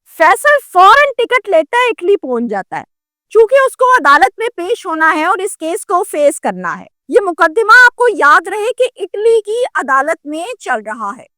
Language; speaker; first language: Urdu; native; Urdu